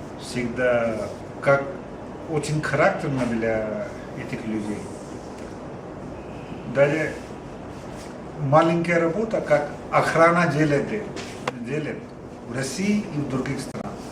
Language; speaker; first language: Russian; non-native, learner; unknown